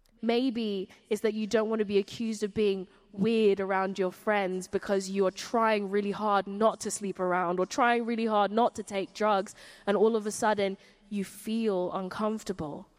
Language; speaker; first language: English; native; English